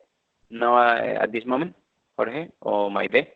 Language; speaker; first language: English; non-native, fluent; Spanish